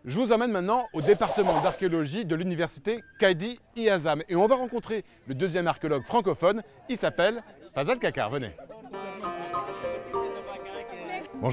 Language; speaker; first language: French; native; French